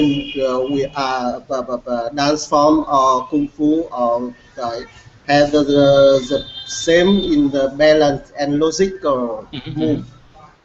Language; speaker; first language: English; non-native, learner; Vietnamese